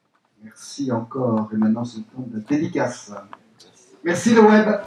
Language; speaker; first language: French; native; French